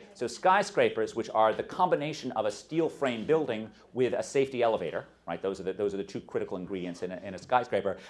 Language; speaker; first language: English; native; English